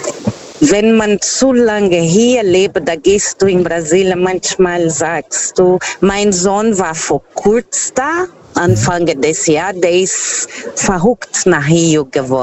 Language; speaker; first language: German; non-native, fluent; Portuguese